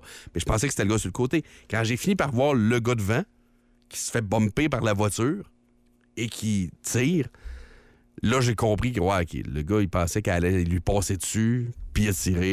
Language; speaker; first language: French; native; French